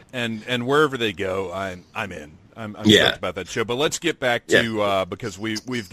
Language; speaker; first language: English; native; English